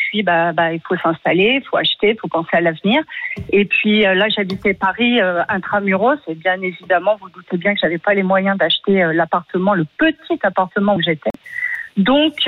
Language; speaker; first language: French; native; French